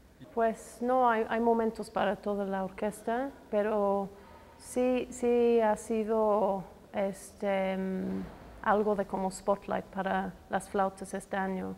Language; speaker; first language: Spanish; non-native, fluent; English